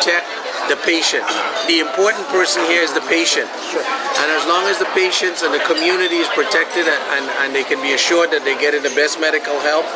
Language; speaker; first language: English; native; English